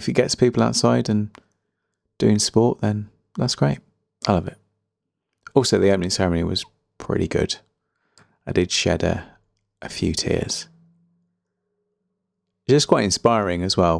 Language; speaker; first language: English; native; English